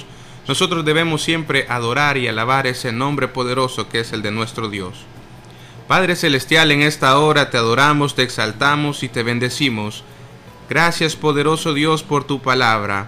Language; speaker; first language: Spanish; native; Spanish